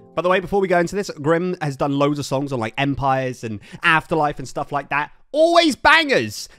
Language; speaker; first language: English; native; English